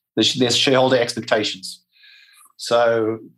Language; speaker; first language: English; native; English